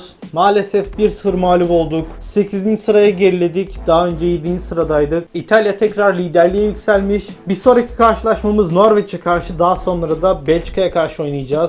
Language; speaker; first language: Turkish; native; Turkish